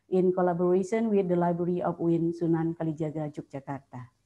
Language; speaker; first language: English; non-native, fluent; Indonesian